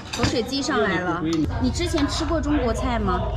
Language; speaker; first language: Chinese; native; Chinese